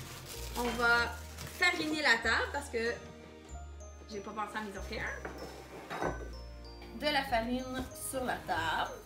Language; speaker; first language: French; native; French